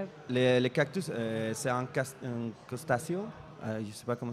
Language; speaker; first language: French; non-native, fluent; Spanish